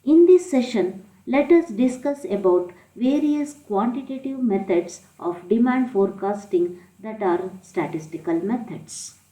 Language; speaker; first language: English; non-native, local second language; Kannada